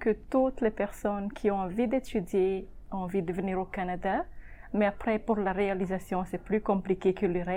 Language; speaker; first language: French; non-native, local second language; Malagasy